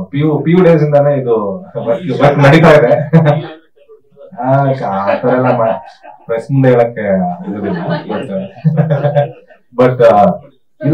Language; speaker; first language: Kannada; native; Kannada